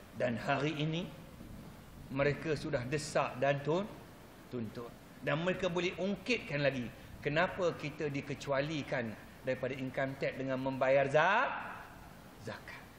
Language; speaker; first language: Malay; non-native, local second language; Chinese